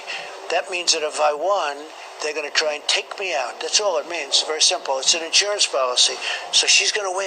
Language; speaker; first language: English; native; English